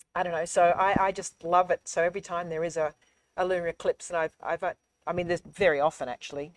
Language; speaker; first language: English; native; English